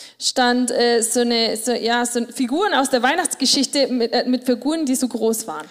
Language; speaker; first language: German; native; German